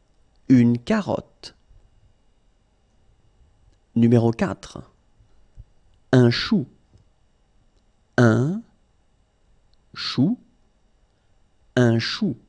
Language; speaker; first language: French; native; French